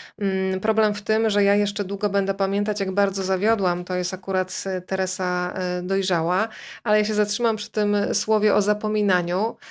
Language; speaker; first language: Polish; native; Polish